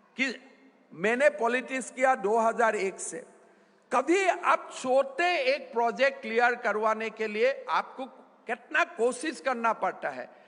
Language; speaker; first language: Hindi; non-native, local second language; Assamese